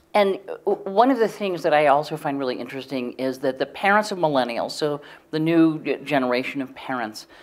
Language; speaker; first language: English; native; English